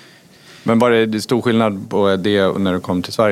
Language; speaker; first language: Swedish; native; Swedish